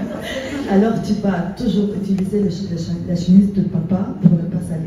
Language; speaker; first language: French; non-native, local second language; Arabic